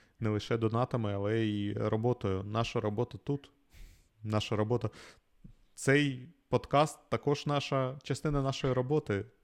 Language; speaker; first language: Ukrainian; non-native, local second language; Russian